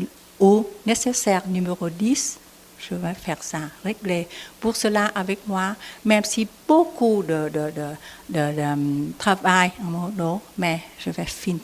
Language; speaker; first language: French; non-native, learner; Vietnamese